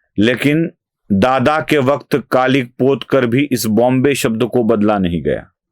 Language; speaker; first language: Hindi; non-native, local second language; Marathi